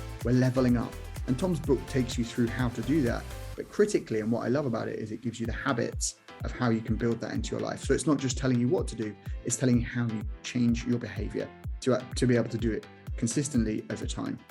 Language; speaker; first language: English; native; English